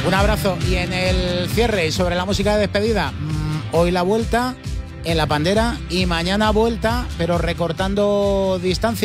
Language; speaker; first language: Spanish; native; Spanish